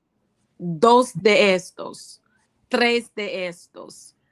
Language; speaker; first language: Spanish; non-native, learner; English